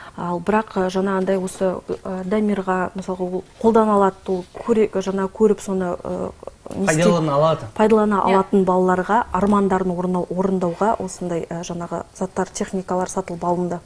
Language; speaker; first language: Kazakh; native; Kazakh